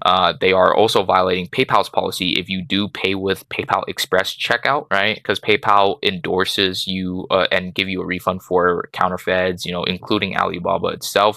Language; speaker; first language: English; native; English